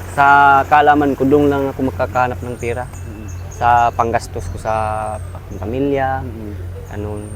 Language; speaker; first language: Filipino; non-native, local second language; Tausug